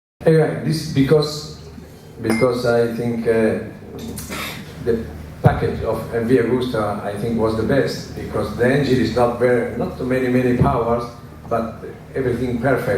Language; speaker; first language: English; non-native, learner; Italian